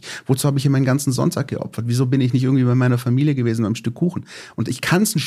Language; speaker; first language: German; native; German